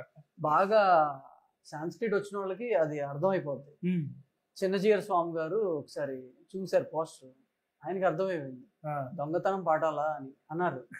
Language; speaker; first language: Telugu; native; Telugu